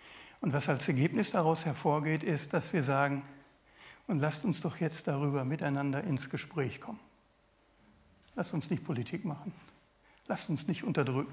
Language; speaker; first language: German; native; German